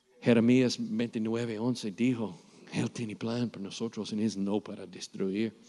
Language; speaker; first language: Spanish; non-native, learner; English